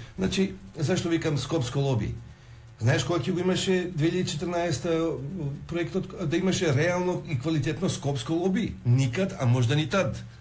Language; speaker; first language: Macedonian; non-native, local second language; Albanian